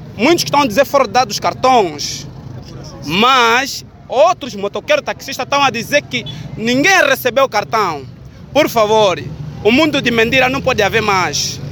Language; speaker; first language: Portuguese; native; Portuguese